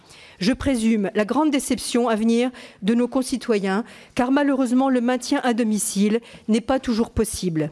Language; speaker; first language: French; native; French